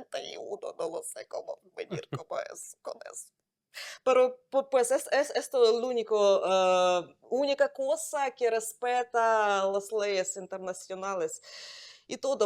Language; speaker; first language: Spanish; non-native, fluent; Ukrainian